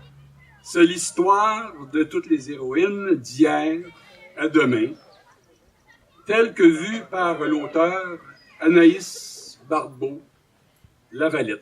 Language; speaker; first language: French; native; French